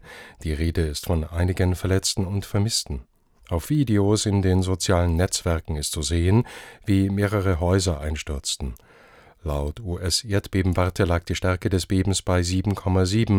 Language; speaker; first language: German; native; German